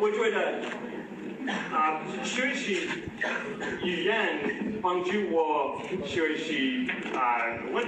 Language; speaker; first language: Chinese; non-native, learner; English